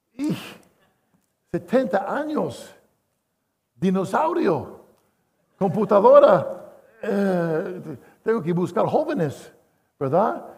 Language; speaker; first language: Spanish; non-native, fluent; English